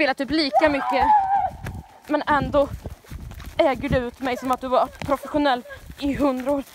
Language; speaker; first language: Swedish; native; Swedish